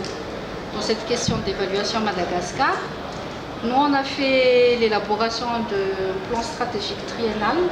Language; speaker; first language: French; non-native, local second language; Malagasy